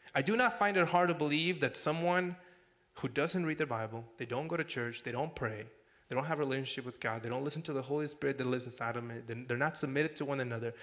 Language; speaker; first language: English; non-native, fluent; Spanish